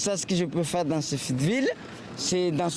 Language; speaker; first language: French; non-native, local second language; Comorian